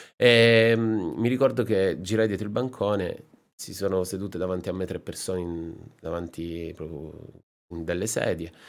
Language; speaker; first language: Italian; native; Italian